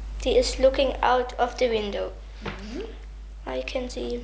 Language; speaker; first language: English; non-native, learner; German